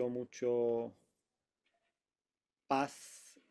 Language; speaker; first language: Spanish; non-native, fluent; Hebrew